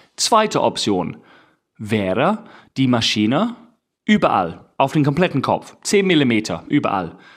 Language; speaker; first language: German; non-native, fluent; English